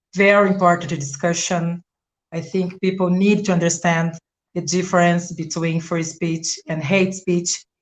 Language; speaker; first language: English; non-native, fluent; Portuguese